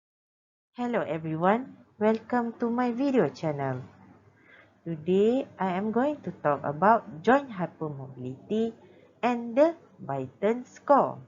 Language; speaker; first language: English; non-native, local second language; Malay